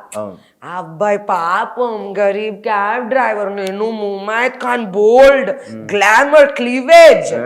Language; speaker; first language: Telugu; non-native, fluent; Hindi